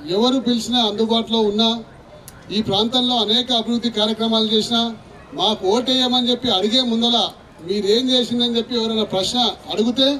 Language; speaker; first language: Telugu; native; Telugu